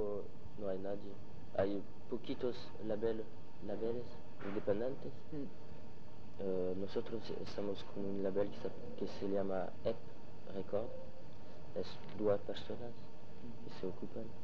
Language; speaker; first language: Spanish; non-native, learner; French